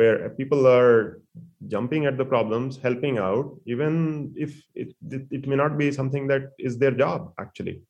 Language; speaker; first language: English; non-native, local second language; Hindi